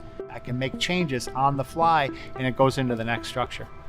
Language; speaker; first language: English; native; English